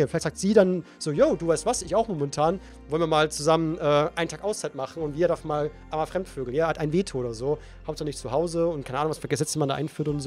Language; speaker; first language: German; native; German